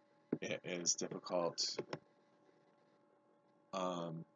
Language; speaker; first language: English; native; English